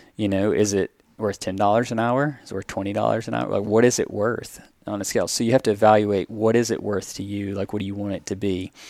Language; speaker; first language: English; native; English